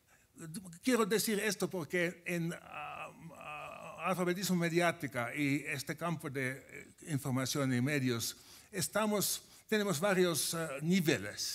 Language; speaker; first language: Spanish; non-native, fluent; Finnish